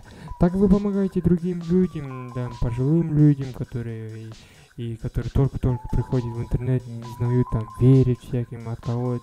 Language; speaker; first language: Russian; non-native, fluent; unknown